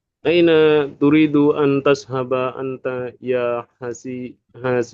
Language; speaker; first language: Arabic; non-native, learner; Indonesian